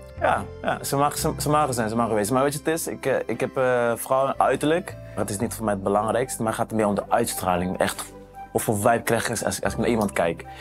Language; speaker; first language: Dutch; non-native, fluent; Yoruba